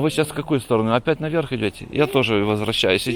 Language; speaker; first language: Russian; native; Russian